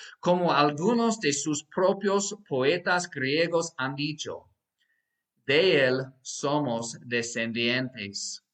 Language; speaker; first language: Spanish; non-native, fluent; English